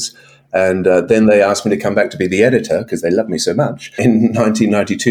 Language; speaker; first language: English; native; English